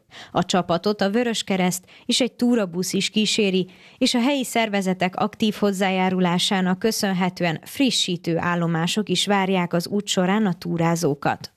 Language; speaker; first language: Hungarian; native; Hungarian